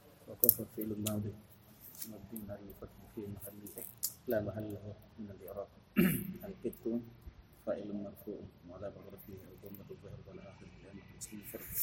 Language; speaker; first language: Arabic; non-native, learner; Indonesian